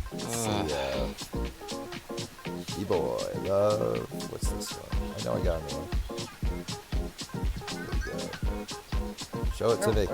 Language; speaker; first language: English; native; English